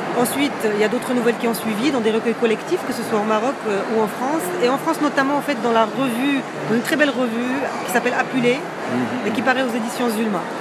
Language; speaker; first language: French; non-native, local second language; Arabic